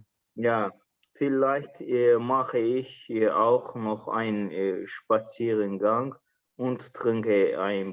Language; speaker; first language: German; non-native, learner; Azerbaijani